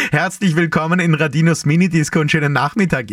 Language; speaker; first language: German; native; German